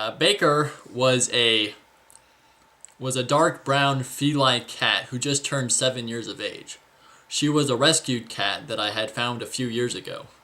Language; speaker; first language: English; native; English